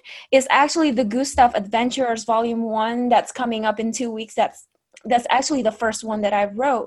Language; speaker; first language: English; non-native, fluent; Indonesian